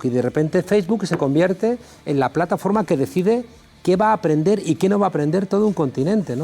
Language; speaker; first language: Spanish; native; Spanish